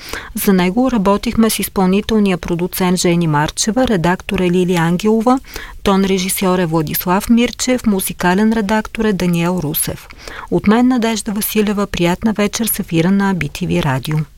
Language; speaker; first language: Bulgarian; native; Bulgarian